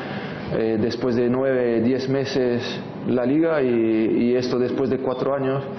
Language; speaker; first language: Spanish; non-native, fluent; French